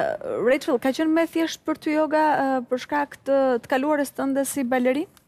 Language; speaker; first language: Albanian; native; Albanian